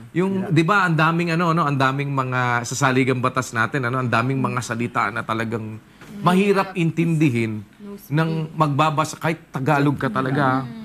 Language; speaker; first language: Filipino; native; Filipino